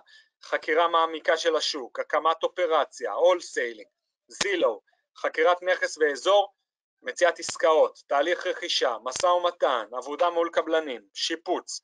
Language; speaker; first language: Hebrew; native; Hebrew